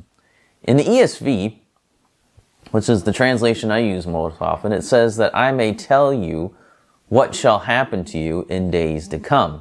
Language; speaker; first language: English; native; English